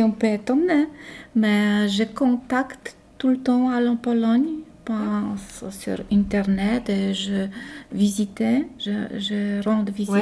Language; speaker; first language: French; non-native, learner; Polish